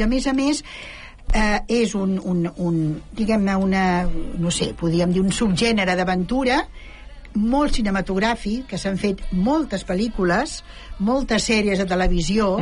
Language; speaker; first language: Catalan; native; Catalan